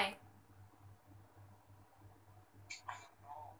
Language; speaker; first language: English; non-native, learner; Romany